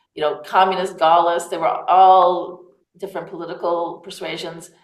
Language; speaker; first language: English; native; English